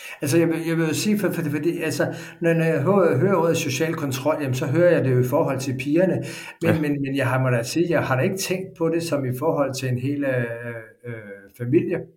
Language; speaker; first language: Danish; native; Danish